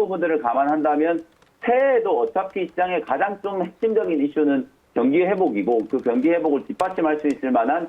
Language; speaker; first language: Korean; native; Korean